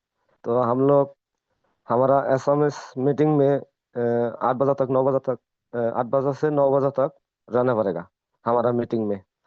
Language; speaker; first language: Hindi; non-native, local second language; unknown